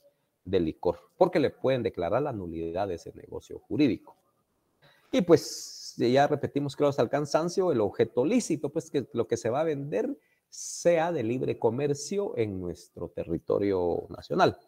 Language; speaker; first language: Spanish; native; Spanish